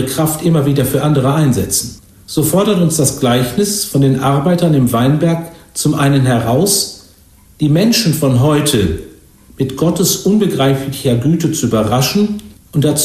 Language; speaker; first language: German; native; German